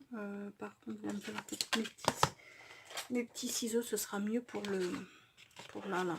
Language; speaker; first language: French; native; French